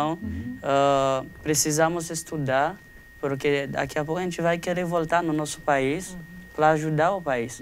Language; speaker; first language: Portuguese; non-native, fluent; Haitian Creole